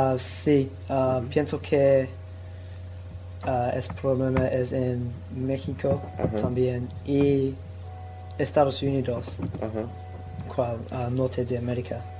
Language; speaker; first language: Spanish; non-native, learner; English